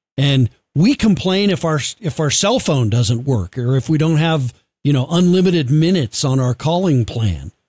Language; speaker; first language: English; native; English